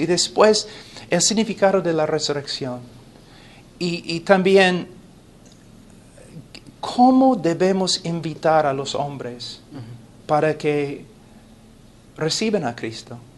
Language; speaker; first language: Spanish; non-native, fluent; English